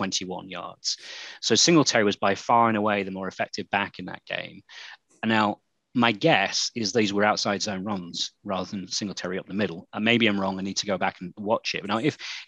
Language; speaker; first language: English; native; English